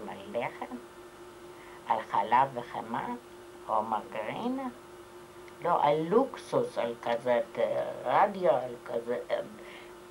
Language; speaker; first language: Hebrew; non-native, fluent; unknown